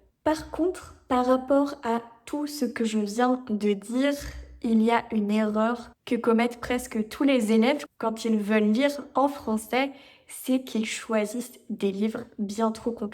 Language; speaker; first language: French; native; French